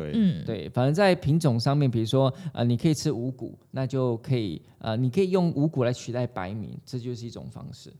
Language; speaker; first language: Chinese; native; Chinese